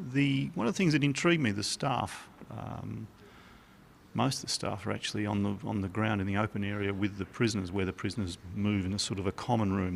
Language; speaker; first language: English; native; English